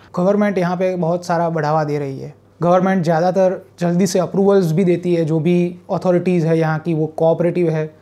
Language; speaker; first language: Hindi; non-native, local second language; Gujarati